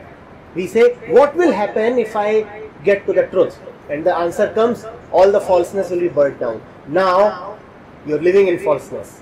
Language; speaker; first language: English; non-native, local second language; Hindi